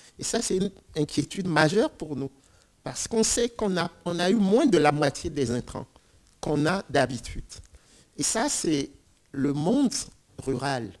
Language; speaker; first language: French; non-native, local second language; Ewe